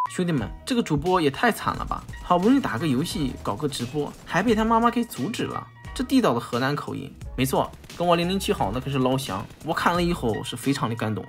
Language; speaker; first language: Chinese; native; Chinese